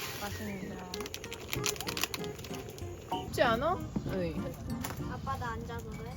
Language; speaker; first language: Korean; native; Korean